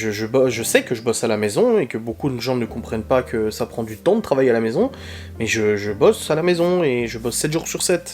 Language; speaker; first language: French; native; French